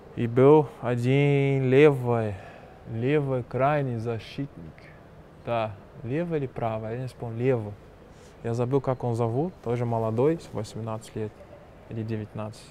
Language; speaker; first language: Russian; non-native, fluent; Portuguese